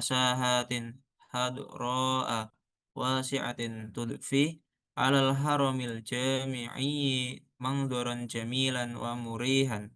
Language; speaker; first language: Arabic; non-native, learner; Indonesian